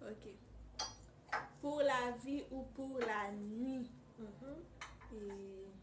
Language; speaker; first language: French; non-native, learner; Haitian Creole